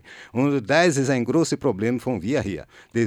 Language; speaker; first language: German; non-native, learner; Portuguese